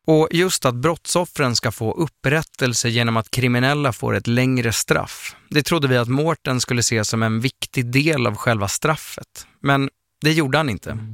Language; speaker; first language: Swedish; native; Swedish